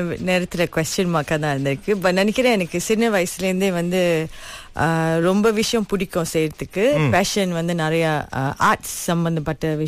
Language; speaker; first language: Tamil; early bilingual, heritage; Tamil